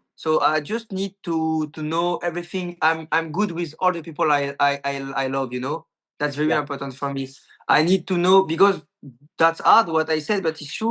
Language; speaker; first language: English; non-native, learner; French